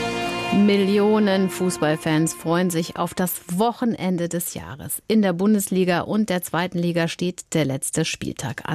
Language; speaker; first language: German; native; German